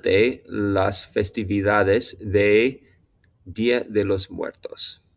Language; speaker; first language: Spanish; non-native, fluent; English